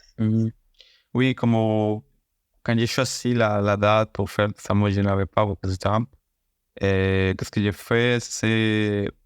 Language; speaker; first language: French; non-native, learner; Spanish